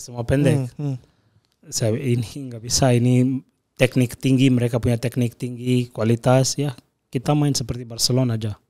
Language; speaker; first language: Indonesian; non-native, fluent; Portuguese